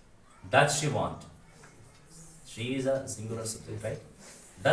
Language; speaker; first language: English; non-native, fluent; Hindi